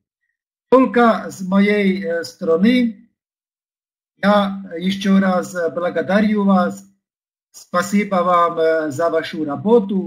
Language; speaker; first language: Russian; non-native, learner; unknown